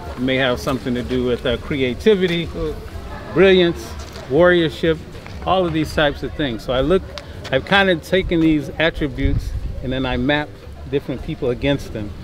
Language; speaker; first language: English; native; English